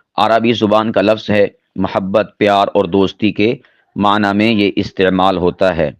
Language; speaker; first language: Urdu; non-native, local second language; Punjabi